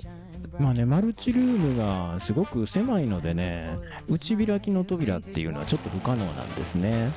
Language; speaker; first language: Japanese; native; Japanese